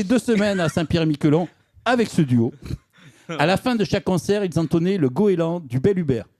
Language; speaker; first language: French; native; French